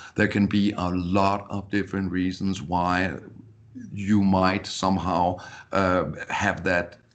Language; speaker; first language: English; non-native, fluent; Danish